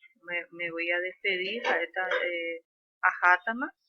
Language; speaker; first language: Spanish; non-native, local second language; Guarani